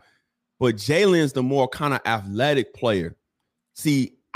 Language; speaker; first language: English; native; English